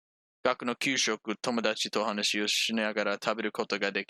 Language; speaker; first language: Japanese; non-native, learner; English